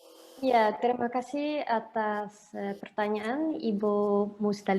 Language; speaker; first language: Indonesian; non-native, learner; Dutch